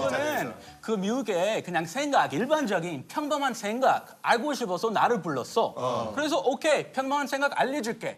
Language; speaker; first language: Korean; non-native, fluent; English